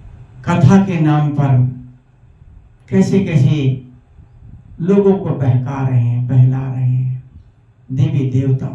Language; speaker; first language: Hindi; native; Hindi